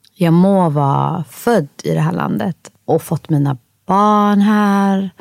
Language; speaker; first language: Swedish; early bilingual, other home language; Somali